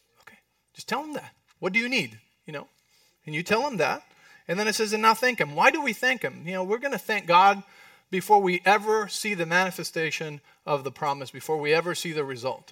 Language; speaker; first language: English; non-native, fluent; Spanish